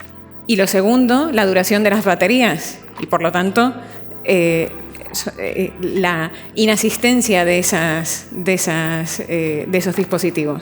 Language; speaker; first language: Spanish; native; Spanish